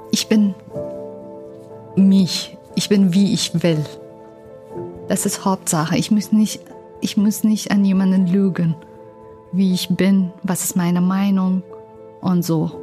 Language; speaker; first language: German; non-native, learner; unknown